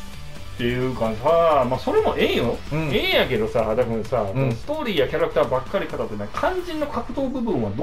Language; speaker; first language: Japanese; native; Japanese